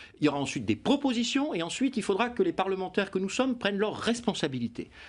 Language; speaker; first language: French; native; French